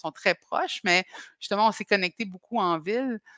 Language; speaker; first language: French; native; French